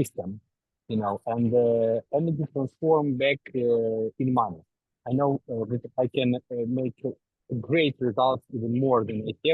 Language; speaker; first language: English; non-native, learner; Ukrainian